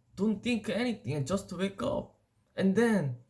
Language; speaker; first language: English; non-native, learner; Korean